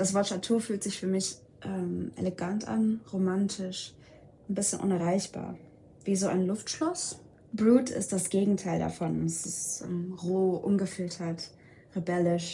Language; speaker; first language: German; native; German